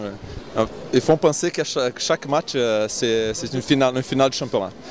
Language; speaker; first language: French; non-native, fluent; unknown